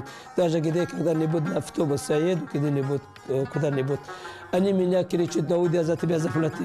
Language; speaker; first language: Russian; non-native, learner; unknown